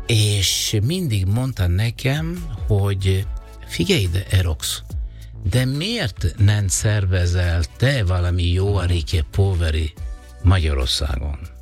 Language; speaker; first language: Hungarian; non-native, learner; Italian